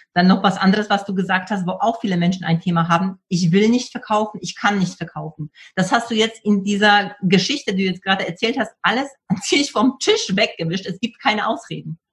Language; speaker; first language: German; native; German